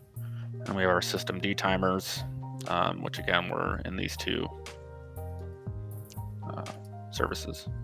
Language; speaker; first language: English; native; English